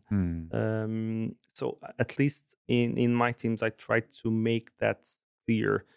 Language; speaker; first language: English; non-native, fluent; Portuguese